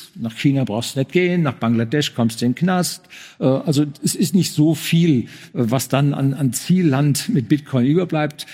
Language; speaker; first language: German; native; German